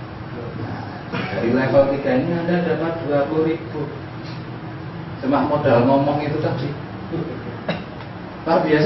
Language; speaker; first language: Indonesian; native; Indonesian